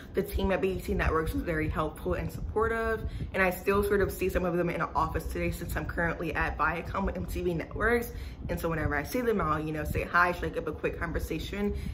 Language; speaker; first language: English; native; English